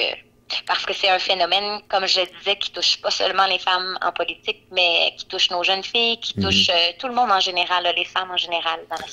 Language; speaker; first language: French; native; French